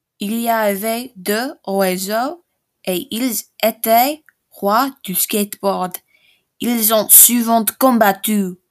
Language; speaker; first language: French; non-native, learner; English